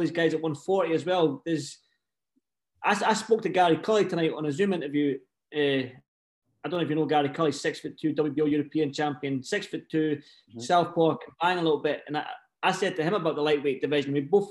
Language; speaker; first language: English; native; English